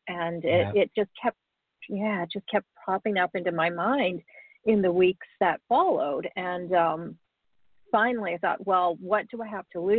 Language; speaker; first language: English; native; English